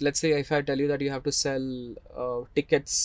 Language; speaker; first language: English; non-native, local second language; Odia